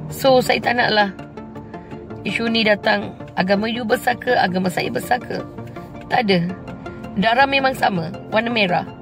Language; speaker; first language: Malay; non-native, local second language; Tamil